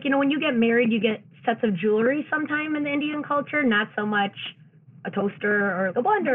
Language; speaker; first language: English; native; English